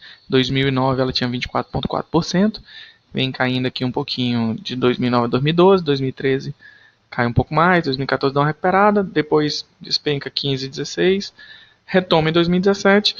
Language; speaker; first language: Portuguese; native; Portuguese